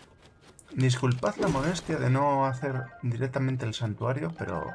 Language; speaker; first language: Spanish; native; Spanish